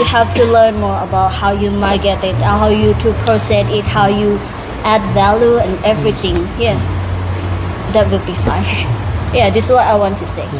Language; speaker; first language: English; non-native, learner; Thai